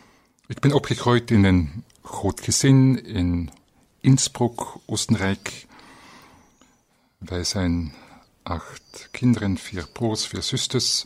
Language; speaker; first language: Dutch; non-native, fluent; German